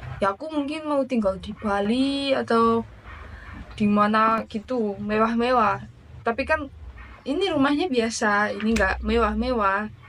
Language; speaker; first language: Indonesian; early bilingual, other home language; Russian